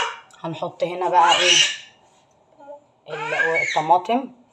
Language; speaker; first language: Arabic; native; Arabic